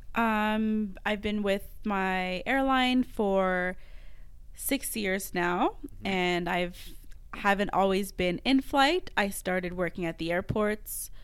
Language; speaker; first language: English; non-native, fluent; French